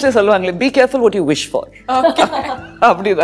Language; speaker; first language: Tamil; early bilingual, heritage; Tamil